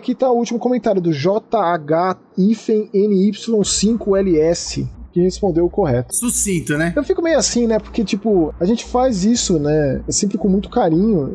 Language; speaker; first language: Portuguese; native; Portuguese